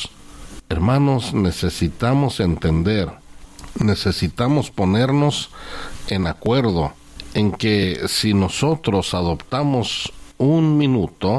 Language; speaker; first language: Spanish; native; Spanish